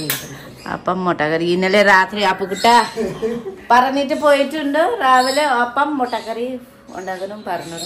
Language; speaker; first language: Malayalam; non-native, learner; Nepali